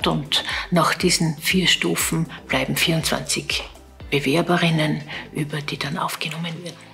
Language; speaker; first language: German; native; German